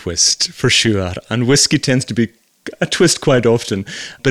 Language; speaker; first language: English; native; English